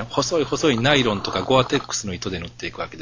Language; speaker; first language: Japanese; native; Japanese